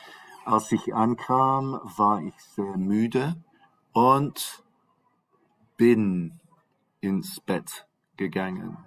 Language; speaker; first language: German; non-native, fluent; English